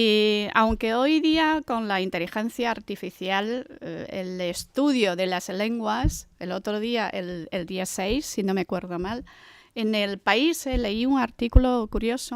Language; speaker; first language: Spanish; non-native, fluent; Chinese